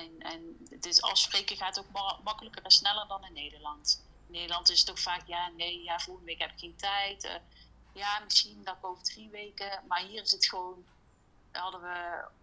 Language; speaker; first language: Dutch; native; Dutch